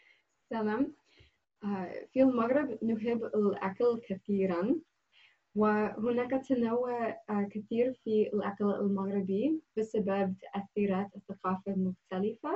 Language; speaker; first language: Arabic; non-native, learner; English